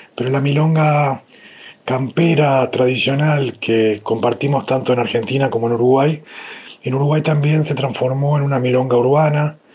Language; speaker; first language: Spanish; native; Spanish